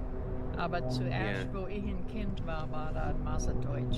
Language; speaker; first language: German; early bilingual, heritage; German